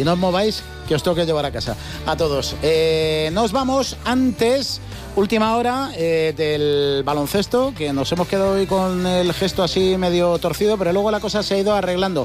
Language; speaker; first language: Spanish; native; Spanish